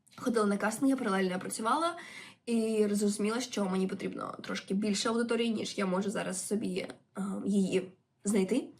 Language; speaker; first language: Ukrainian; non-native, local second language; Russian